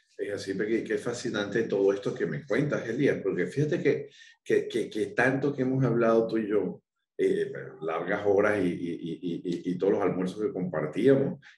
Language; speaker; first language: Spanish; native; Spanish